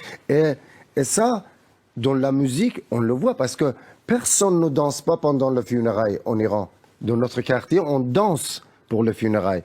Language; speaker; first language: French; non-native, fluent; Persian